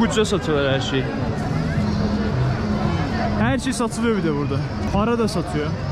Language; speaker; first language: Turkish; native; Turkish